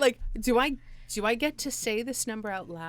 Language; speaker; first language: English; native; English